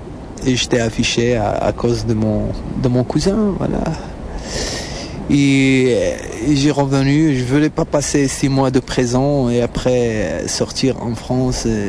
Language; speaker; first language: French; non-native, local second language; Arabic